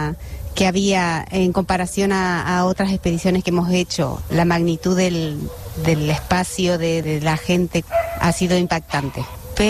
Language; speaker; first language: Catalan; non-native, learner; Spanish